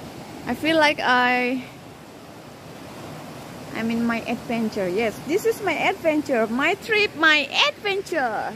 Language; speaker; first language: English; non-native, learner; Indonesian